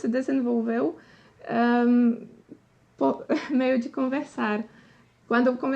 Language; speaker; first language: Portuguese; non-native, fluent; Polish